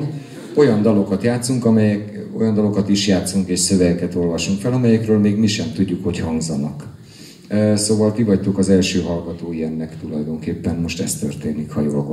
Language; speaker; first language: Hungarian; native; Hungarian